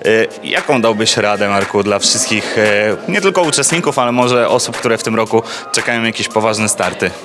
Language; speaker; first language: Polish; native; Polish